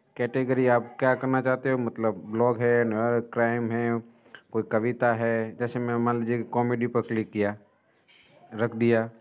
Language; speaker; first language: Hindi; non-native, local second language; Gujarati